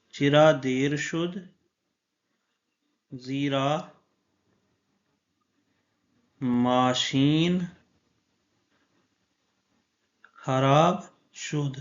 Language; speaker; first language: Persian; non-native, fluent; Urdu